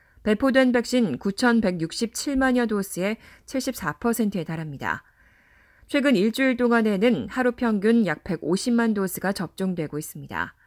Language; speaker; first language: Korean; native; Korean